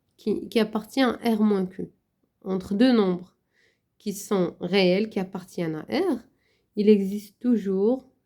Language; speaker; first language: French; non-native, local second language; Arabic